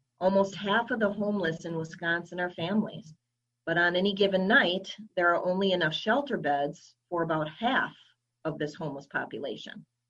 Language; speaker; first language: English; native; English